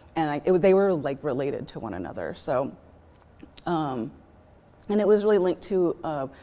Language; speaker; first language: English; native; English